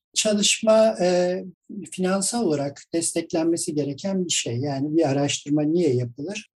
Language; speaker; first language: Turkish; native; Turkish